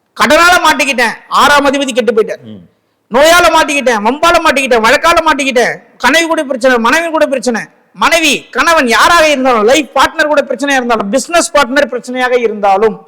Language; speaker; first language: Tamil; native; Tamil